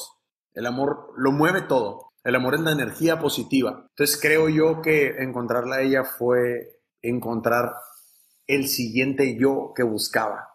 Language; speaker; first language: Spanish; native; Spanish